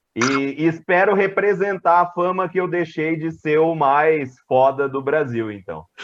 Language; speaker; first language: Portuguese; native; Portuguese